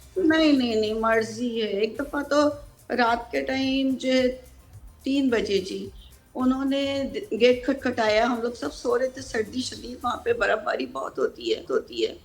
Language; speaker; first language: Urdu; native; Urdu